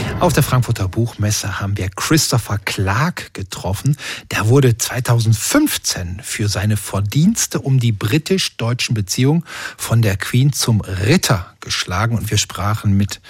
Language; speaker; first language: German; native; German